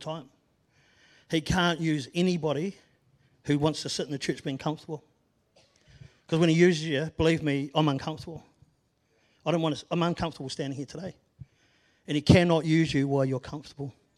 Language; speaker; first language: English; native; English